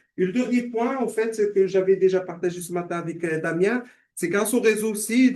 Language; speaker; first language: French; non-native, local second language; Arabic